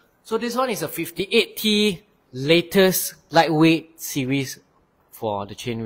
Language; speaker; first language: English; non-native, local second language; Chinese